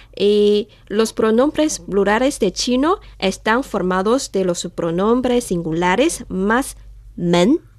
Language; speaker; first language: Spanish; non-native, fluent; Chinese